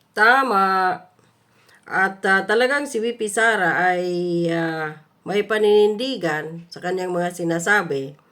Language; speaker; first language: Filipino; native; Filipino